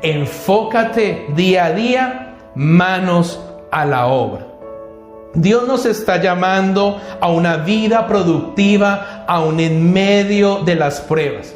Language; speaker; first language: Spanish; native; Spanish